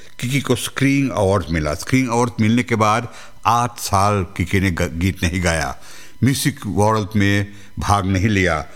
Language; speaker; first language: Hindi; early bilingual, heritage; Hindi